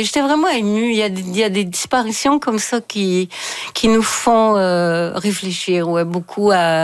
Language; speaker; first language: French; native; French